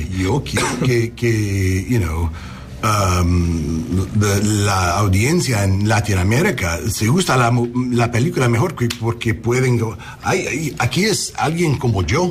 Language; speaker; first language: Spanish; early bilingual, heritage; English